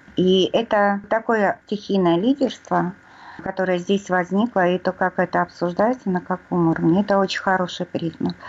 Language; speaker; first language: Russian; native; Russian